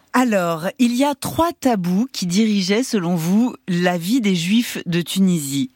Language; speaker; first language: French; native; French